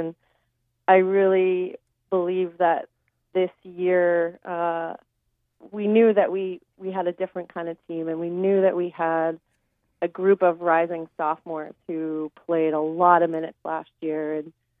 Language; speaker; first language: English; native; English